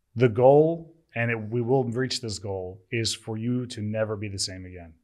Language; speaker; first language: English; early bilingual, other home language; Turkish